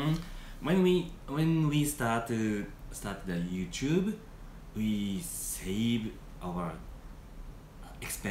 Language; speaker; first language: English; non-native, learner; Japanese